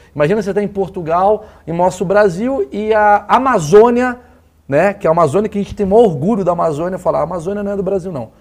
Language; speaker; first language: Portuguese; native; Portuguese